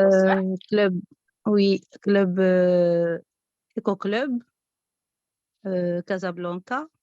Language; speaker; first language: French; non-native, local second language; Arabic